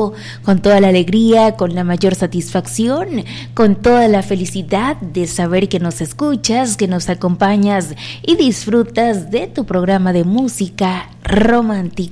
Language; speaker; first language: Spanish; native; Spanish